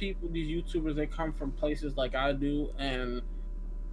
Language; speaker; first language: English; native; English